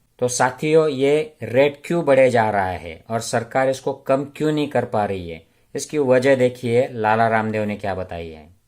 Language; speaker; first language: Hindi; non-native, local second language; Marathi